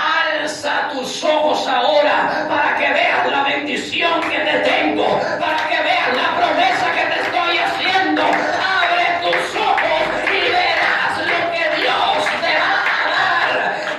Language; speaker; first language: Spanish; native; Spanish